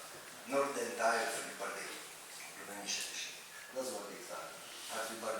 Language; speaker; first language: German; non-native, fluent; Romanian